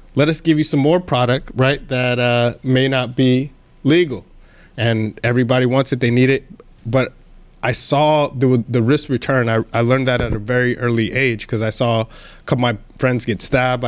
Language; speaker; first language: English; native; English